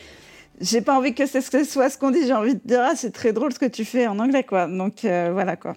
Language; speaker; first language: French; native; French